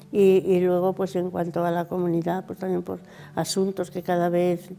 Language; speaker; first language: Spanish; native; Spanish